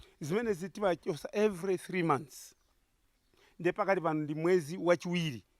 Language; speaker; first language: Nyanja; non-native, local second language; Tumbuka